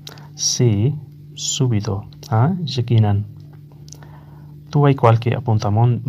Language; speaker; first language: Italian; non-native, learner; Urdu